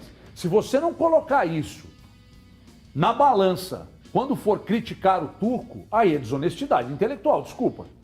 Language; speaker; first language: Portuguese; native; Portuguese